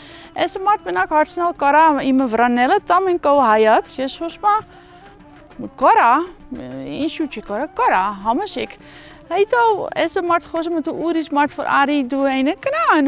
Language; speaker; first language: Armenian; non-native, learner; Dutch